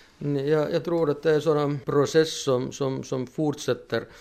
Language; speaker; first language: Swedish; non-native, fluent; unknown